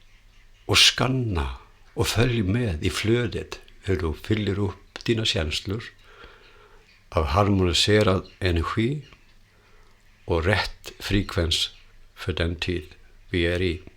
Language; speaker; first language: Swedish; non-native, fluent; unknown